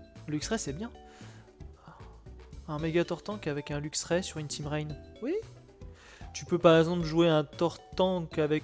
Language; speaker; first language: French; native; French